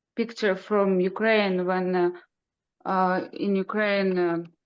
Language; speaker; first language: English; non-native, learner; Ukrainian